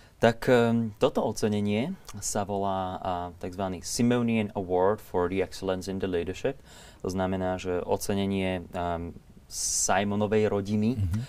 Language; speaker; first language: Slovak; native; Slovak